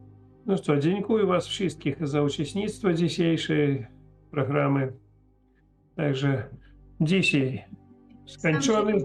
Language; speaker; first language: Polish; non-native, learner; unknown